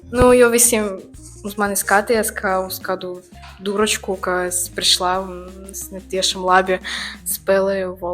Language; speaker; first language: Latvian; non-native, local second language; Russian